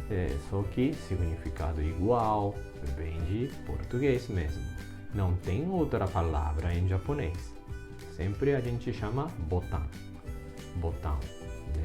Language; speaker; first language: Portuguese; non-native, fluent; Japanese